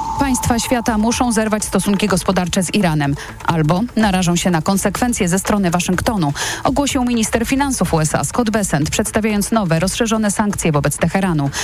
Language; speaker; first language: Polish; native; Polish